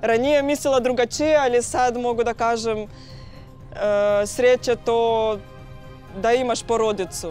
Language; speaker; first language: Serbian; non-native, learner; Russian